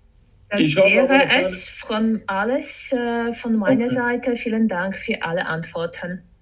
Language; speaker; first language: German; non-native, fluent; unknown